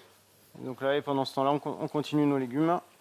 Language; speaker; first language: French; native; French